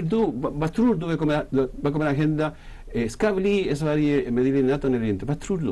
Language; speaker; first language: Swedish; non-native, fluent; Spanish